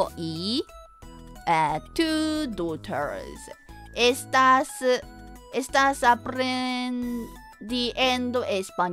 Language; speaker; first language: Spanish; non-native, learner; Japanese